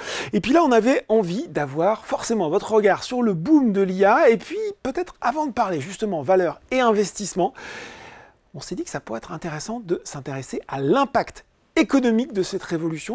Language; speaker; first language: French; native; French